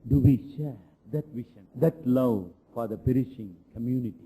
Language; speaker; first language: English; non-native, local second language; Tamil